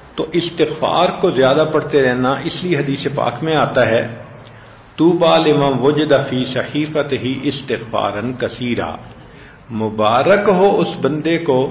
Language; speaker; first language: Urdu; non-native, local second language; Punjabi